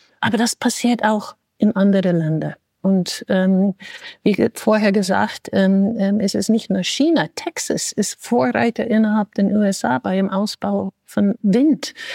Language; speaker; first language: German; non-native, fluent; English